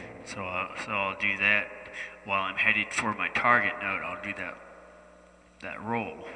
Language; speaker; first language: English; native; English